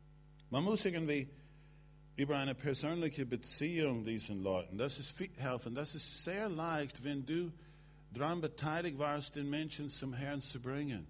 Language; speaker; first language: German; non-native, fluent; English